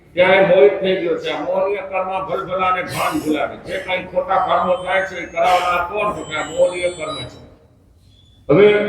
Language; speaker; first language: Gujarati; non-native, local second language; Kachhi